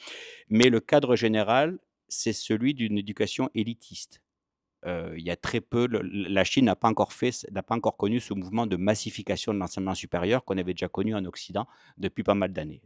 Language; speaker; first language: French; native; French